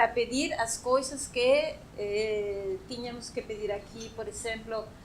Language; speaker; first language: Portuguese; non-native, fluent; Spanish